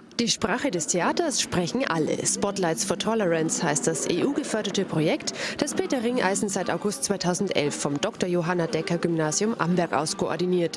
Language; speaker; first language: German; native; German